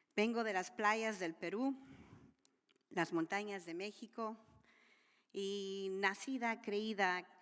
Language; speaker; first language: Spanish; early bilingual, other home language; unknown